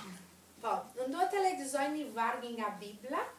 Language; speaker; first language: Albanian; non-native, learner; Portuguese